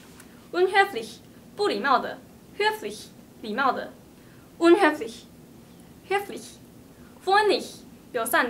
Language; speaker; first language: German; non-native, learner; Chinese